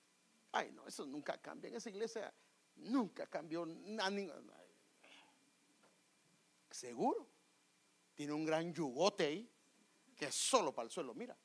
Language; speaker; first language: Spanish; native; Spanish